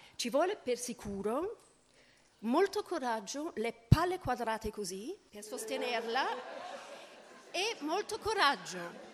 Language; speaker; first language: Italian; non-native, fluent; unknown